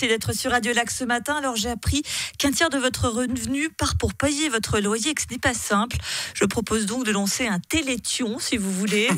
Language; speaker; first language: French; native; French